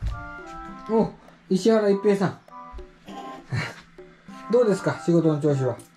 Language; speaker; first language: Japanese; native; Japanese